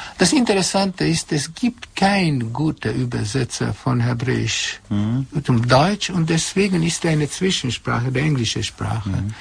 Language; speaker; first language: German; non-native, fluent; Hungarian